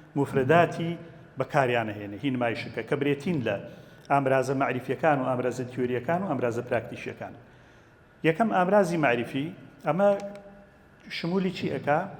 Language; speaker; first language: Central Kurdish; native; Central Kurdish